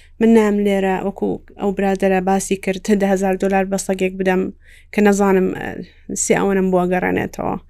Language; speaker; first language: Central Kurdish; native; Central Kurdish